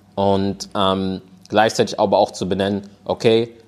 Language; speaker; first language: German; native; German